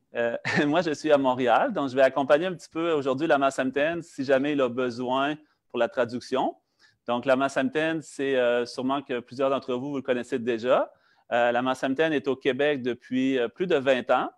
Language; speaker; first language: French; native; French